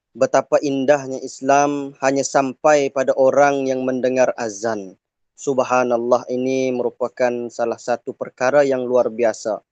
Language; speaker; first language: Malay; non-native, local second language; Iban